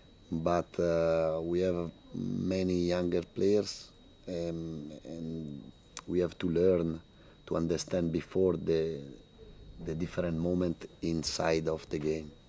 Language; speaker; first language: English; non-native, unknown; Italian